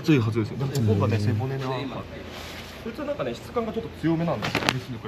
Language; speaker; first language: Japanese; native; Japanese